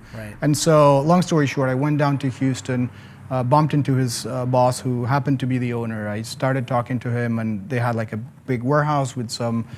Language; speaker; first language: English; non-native, fluent; Spanish